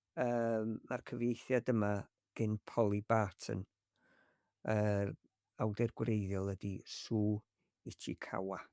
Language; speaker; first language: Welsh; native; Welsh